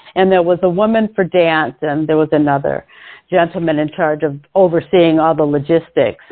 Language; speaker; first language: English; native; English